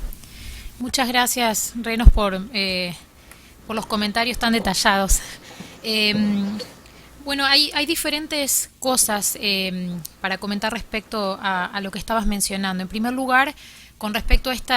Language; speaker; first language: Spanish; native; Spanish